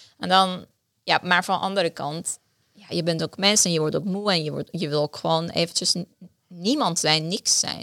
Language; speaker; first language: Dutch; non-native, fluent; Persian